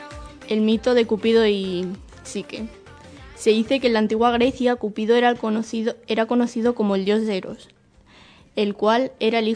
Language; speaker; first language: Spanish; native; Spanish